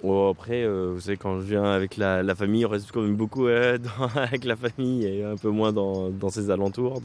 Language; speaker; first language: French; native; French